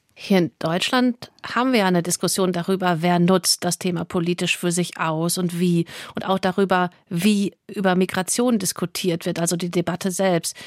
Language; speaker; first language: German; native; German